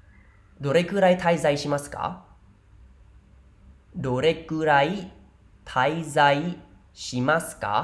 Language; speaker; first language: Japanese; non-native, fluent; Khmer